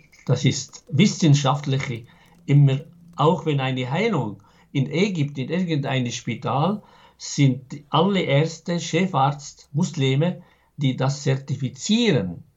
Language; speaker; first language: German; non-native, fluent; Arabic